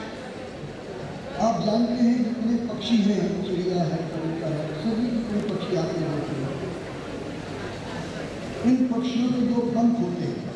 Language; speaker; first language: Hindi; native; Hindi